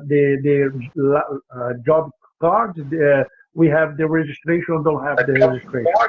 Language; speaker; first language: English; non-native, learner; Portuguese